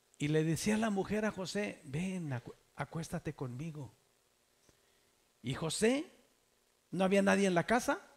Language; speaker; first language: Spanish; native; Spanish